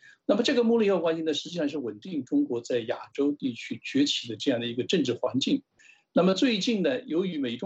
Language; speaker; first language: Chinese; native; Chinese